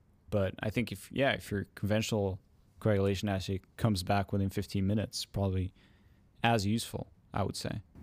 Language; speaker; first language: English; non-native, fluent; Dutch